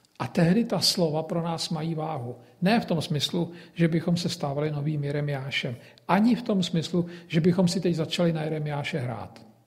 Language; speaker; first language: Czech; native; Czech